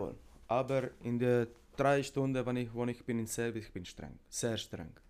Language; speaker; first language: German; non-native, learner; Italian